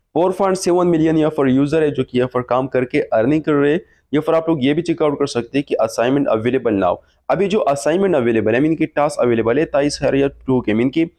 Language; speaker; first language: Urdu; non-native, local second language; Pashto